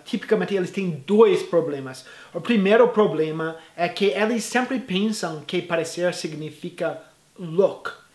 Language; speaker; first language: Portuguese; non-native, fluent; English